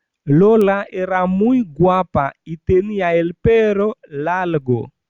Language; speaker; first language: Spanish; non-native, fluent; Haitian Creole